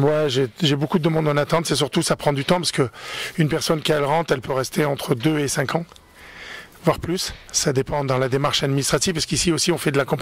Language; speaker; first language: French; native; French